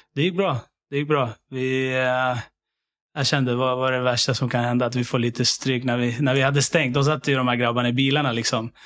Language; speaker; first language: Swedish; early bilingual, other home language; Syriac